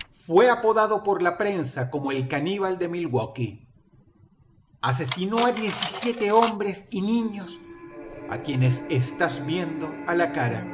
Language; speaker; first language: Spanish; native; Spanish